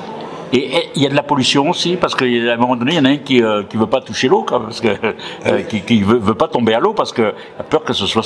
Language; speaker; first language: French; native; French